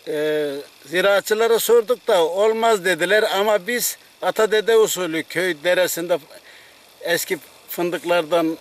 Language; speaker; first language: Turkish; native; Turkish